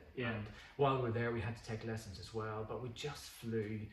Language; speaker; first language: English; native; English